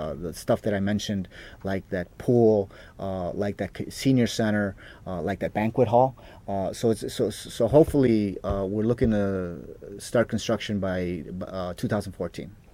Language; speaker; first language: English; early bilingual, other home language; Spanish